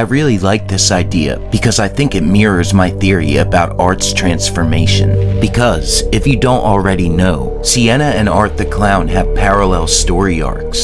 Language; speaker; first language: English; native; English